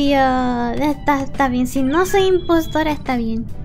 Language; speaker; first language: Spanish; early bilingual, heritage; Spanish